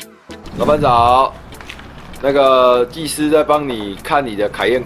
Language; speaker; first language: Chinese; native; Chinese